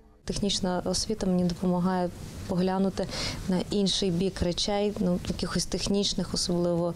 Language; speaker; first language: Ukrainian; non-native, local second language; Russian